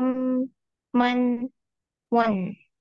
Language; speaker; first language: Korean; non-native, learner; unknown